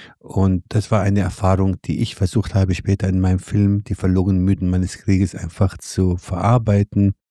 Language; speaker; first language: German; non-native, fluent; Arabic